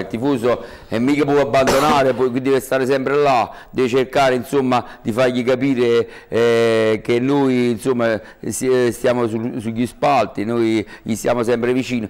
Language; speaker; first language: Italian; native; Italian